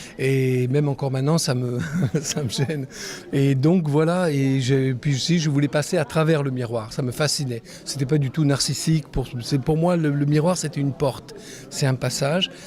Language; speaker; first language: French; non-native, local second language; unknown